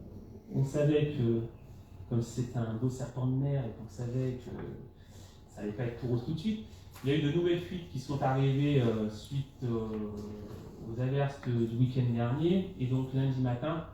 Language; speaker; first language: French; native; French